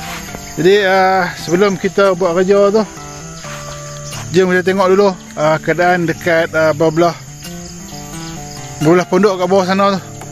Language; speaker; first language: Malay; native; Malay